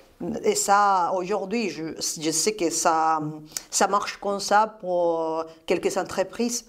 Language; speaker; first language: French; non-native, fluent; Spanish